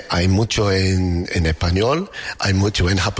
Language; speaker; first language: Spanish; non-native, fluent; English